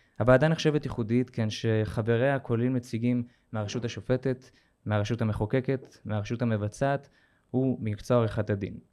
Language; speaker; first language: Hebrew; native; Hebrew